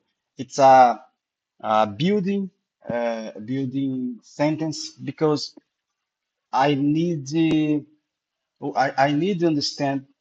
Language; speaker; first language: English; non-native, learner; Portuguese